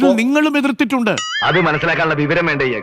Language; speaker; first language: Malayalam; native; Malayalam